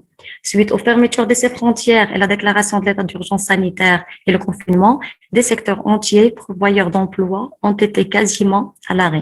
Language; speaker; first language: French; non-native, local second language; Arabic